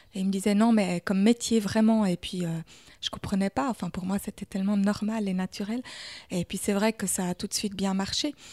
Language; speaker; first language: French; early bilingual, other home language; German